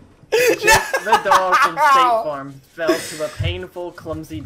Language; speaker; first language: English; native; English